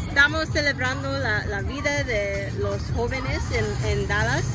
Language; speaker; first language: Spanish; non-native, learner; English